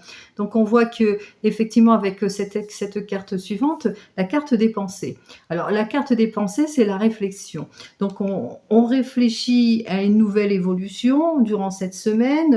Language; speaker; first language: French; native; French